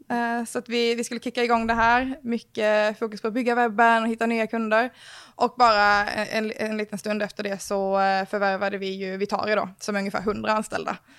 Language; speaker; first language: Swedish; native; Swedish